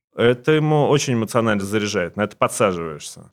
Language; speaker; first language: Russian; native; Russian